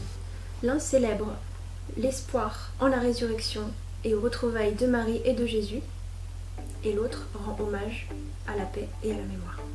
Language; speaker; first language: French; native; French